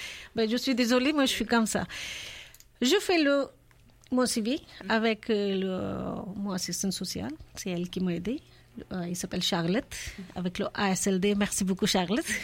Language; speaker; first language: French; non-native, learner; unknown